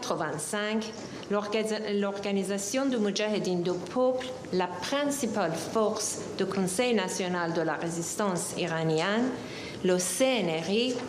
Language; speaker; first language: French; non-native, fluent; Persian